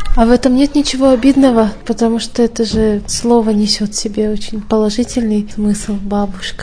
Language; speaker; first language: Russian; native; Russian